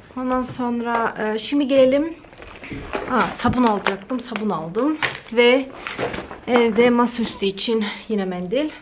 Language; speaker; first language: Turkish; early bilingual, heritage; Turkish